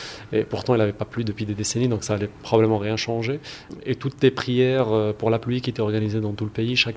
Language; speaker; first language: French; non-native, local second language; Arabic